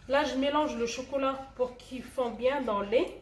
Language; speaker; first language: French; non-native, local second language; Arabic